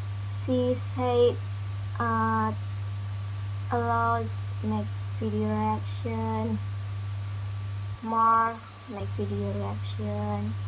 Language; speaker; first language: English; non-native, learner; Indonesian